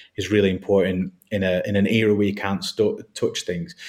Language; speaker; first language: English; native; English